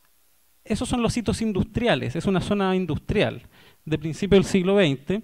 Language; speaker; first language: Spanish; native; Spanish